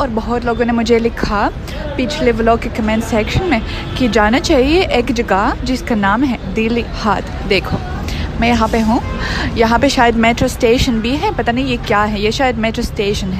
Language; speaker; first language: Hindi; non-native, fluent; Russian